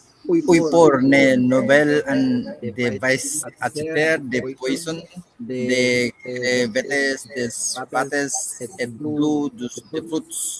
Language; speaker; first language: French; non-native, learner; Spanish